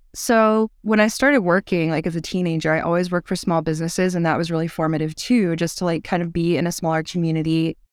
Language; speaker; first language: English; native; English